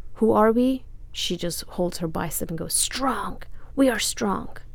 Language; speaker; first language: English; non-native, fluent; Persian